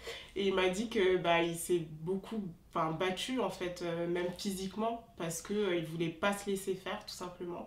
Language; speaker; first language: French; early bilingual, other home language; Wolof